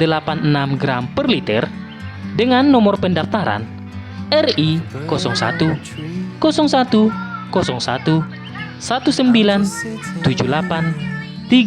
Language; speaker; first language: Indonesian; native; Indonesian